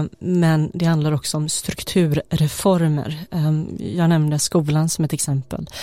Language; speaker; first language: Swedish; early bilingual, other home language; Bosnian